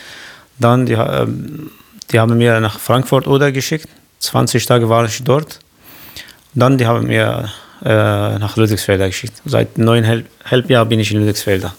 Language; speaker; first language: German; non-native, local second language; Kurdish